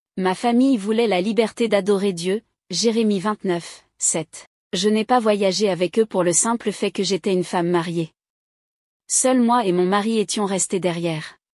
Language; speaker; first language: French; non-native, local second language; Rundi